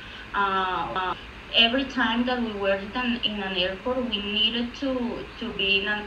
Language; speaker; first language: English; non-native, fluent; Spanish